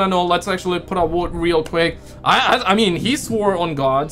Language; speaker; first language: English; native; English